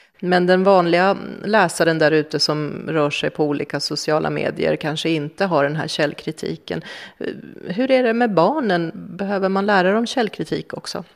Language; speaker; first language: Swedish; native; Swedish